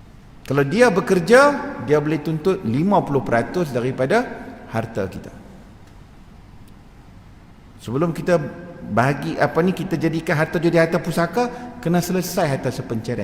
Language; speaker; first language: Malay; native; Malay